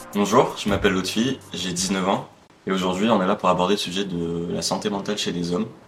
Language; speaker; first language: French; non-native, local second language; Arabic